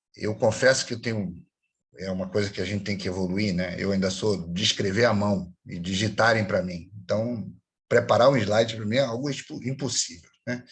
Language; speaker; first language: Portuguese; native; Portuguese